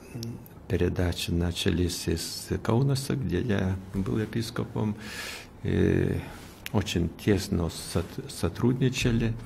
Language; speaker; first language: Russian; non-native, fluent; Lithuanian